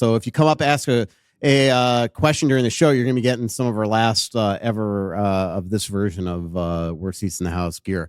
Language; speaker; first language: English; native; English